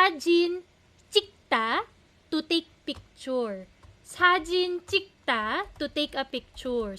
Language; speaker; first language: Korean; non-native, fluent; Filipino